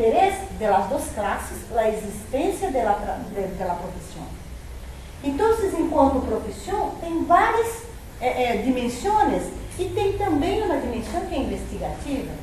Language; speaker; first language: Spanish; non-native, fluent; Portuguese